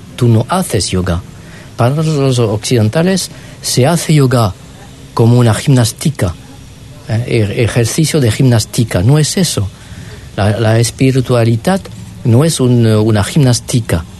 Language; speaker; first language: Spanish; non-native, learner; French